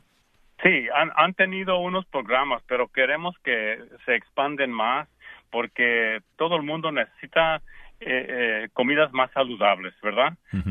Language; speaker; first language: Spanish; early bilingual, heritage; Spanish